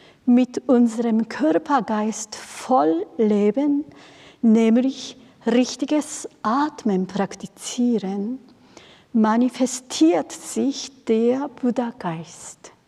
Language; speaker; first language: German; non-native, fluent; Japanese